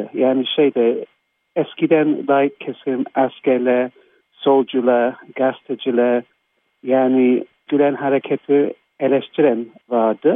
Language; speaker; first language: Turkish; non-native, fluent; English